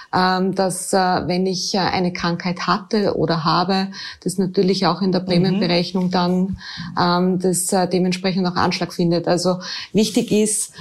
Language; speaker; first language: German; native; German